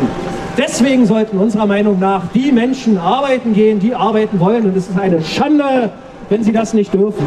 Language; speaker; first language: German; native; German